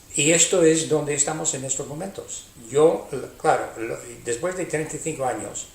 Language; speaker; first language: Spanish; non-native, fluent; English